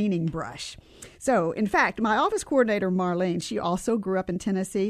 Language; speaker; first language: English; native; English